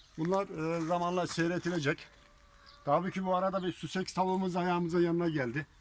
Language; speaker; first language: Turkish; native; Turkish